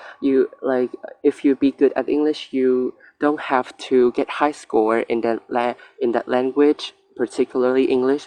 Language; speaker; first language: English; non-native, learner; Vietnamese